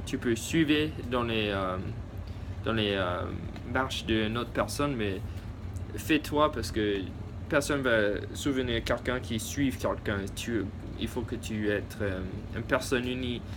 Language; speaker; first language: French; early bilingual, heritage; English